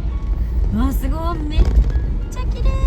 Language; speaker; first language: Japanese; native; Japanese